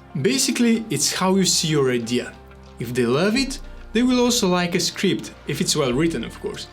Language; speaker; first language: English; non-native, fluent; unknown